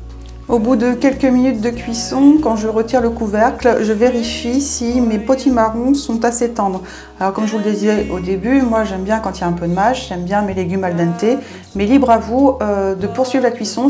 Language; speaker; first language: French; native; French